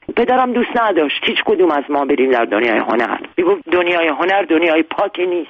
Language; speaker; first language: Persian; non-native, local second language; Armenian